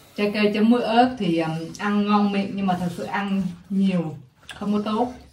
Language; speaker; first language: Vietnamese; native; Vietnamese